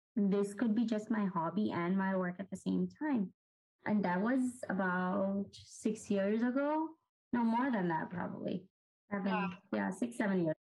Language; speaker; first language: English; non-native, local second language; Urdu